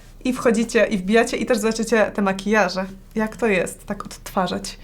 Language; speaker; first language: Polish; native; Polish